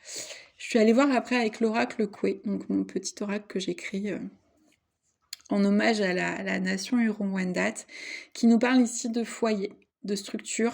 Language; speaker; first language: French; native; French